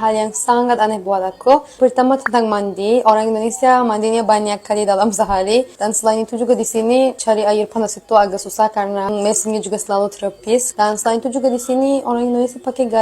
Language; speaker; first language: Indonesian; non-native, fluent; Turkish